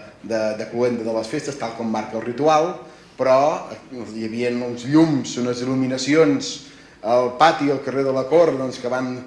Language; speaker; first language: Catalan; native; Catalan